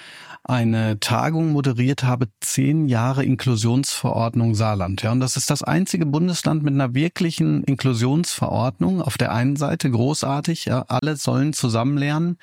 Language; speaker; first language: German; native; German